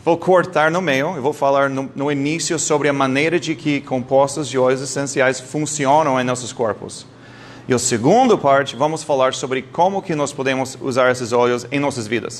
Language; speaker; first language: Portuguese; non-native, fluent; English